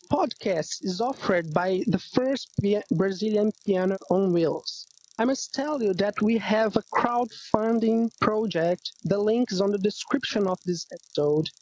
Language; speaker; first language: English; non-native, fluent; Portuguese